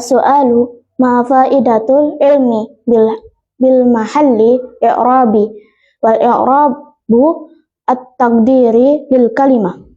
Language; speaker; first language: Arabic; non-native, learner; Indonesian